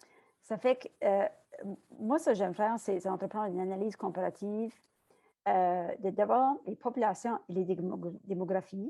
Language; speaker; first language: French; native; French